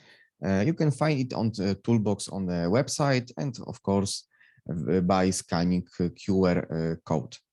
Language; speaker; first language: English; non-native, fluent; Polish